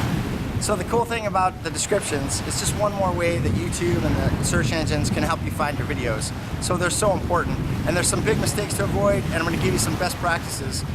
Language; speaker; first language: English; native; English